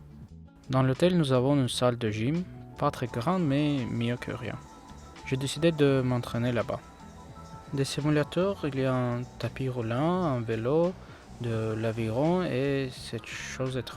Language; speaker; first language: French; non-native, learner; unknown